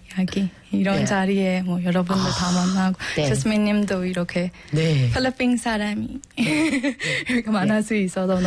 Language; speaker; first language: Korean; non-native, learner; Burmese